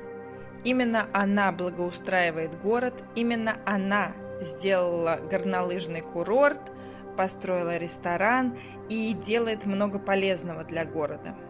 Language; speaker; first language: Russian; native; Russian